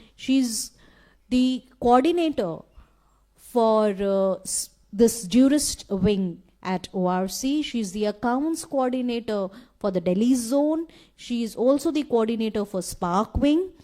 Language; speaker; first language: English; non-native, local second language; Hindi